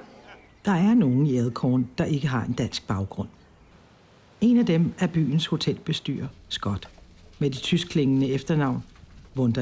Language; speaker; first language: Danish; native; Danish